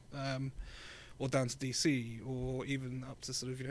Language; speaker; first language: English; native; English